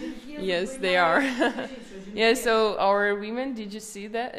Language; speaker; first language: English; non-native, fluent; Ukrainian